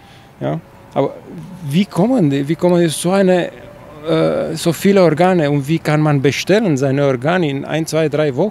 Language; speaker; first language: German; non-native, fluent; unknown